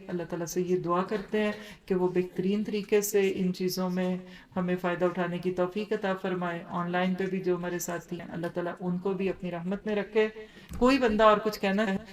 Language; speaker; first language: Urdu; native; Urdu